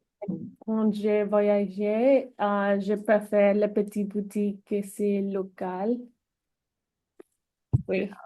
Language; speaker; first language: French; non-native, learner; English